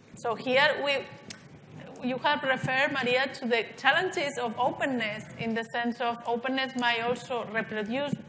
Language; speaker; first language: English; non-native, fluent; Spanish